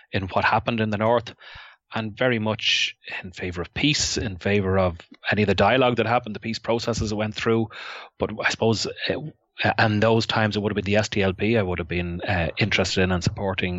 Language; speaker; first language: English; native; English